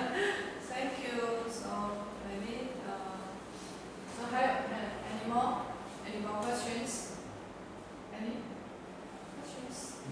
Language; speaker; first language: English; non-native, learner; Chinese